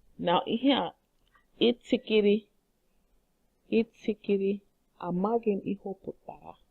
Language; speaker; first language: Igbo; non-native, learner; English